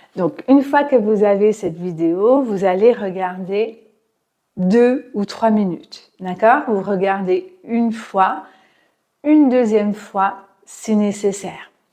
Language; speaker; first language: French; native; French